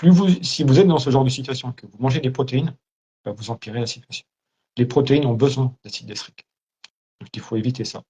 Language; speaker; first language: French; native; French